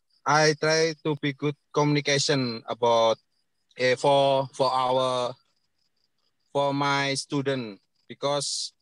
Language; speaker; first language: English; non-native, learner; Indonesian